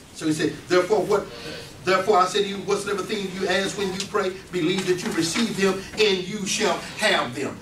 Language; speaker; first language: English; native; English